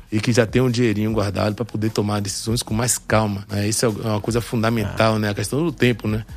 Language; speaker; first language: Portuguese; early bilingual, other home language; French